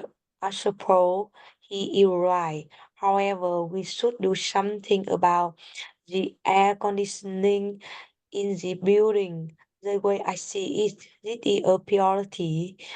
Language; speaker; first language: English; non-native, learner; Vietnamese